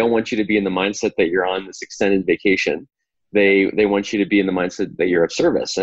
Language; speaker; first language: English; native; English